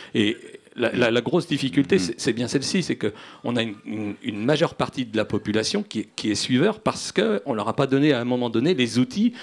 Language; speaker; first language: French; native; French